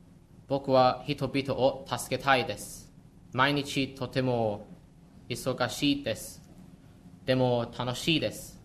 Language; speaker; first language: Japanese; non-native, learner; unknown